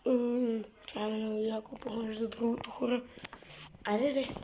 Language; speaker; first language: Bulgarian; native; Bulgarian